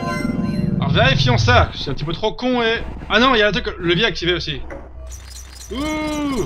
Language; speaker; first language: French; native; French